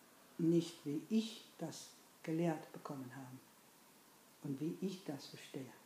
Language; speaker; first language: German; non-native, fluent; English